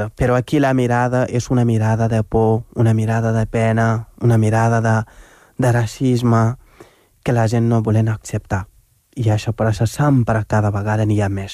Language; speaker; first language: Catalan; non-native, fluent; Wolof